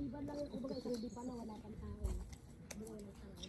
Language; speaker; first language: Filipino; native; Filipino